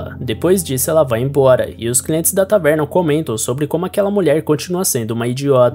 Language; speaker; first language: Portuguese; native; Portuguese